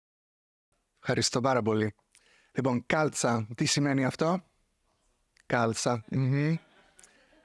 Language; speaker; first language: Greek; non-native, fluent; English